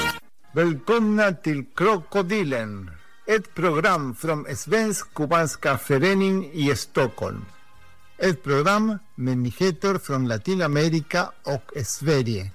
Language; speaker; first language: Swedish; non-native, fluent; Spanish